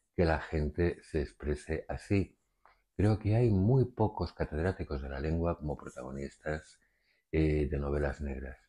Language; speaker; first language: Spanish; native; Spanish